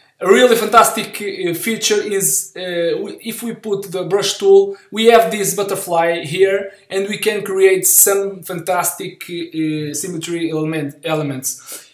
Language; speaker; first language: English; non-native, learner; Portuguese